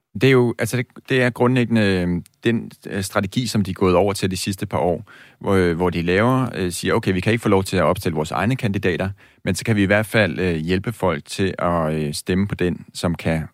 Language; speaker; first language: Danish; native; Danish